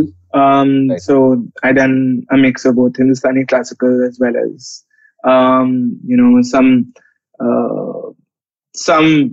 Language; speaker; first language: English; non-native, local second language; Hindi